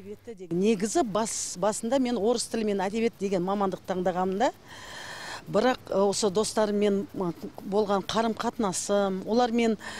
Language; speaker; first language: Kazakh; non-native, local second language; Uzbek